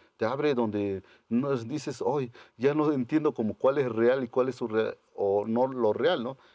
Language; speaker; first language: Spanish; non-native, local second language; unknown